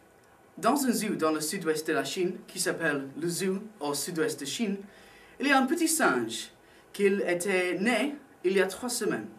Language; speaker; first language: French; non-native, learner; English